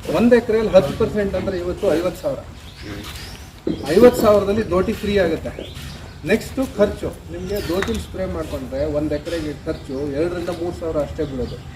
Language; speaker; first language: Kannada; native; Kannada